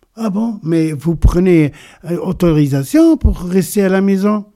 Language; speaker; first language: French; non-native, local second language; Arabic